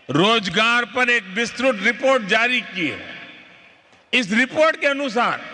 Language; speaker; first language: Hindi; non-native, local second language; Gujarati